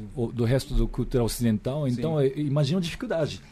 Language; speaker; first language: Portuguese; non-native, fluent; Japanese